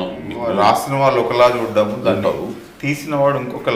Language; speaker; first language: Telugu; native; Telugu